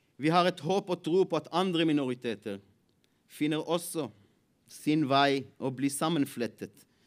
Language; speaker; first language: Norwegian; non-native, fluent; Hebrew